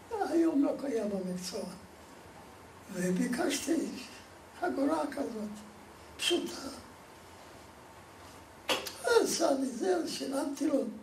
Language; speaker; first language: Hebrew; non-native, fluent; Polish